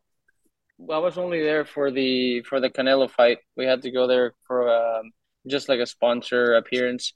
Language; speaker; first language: English; non-native, fluent; Spanish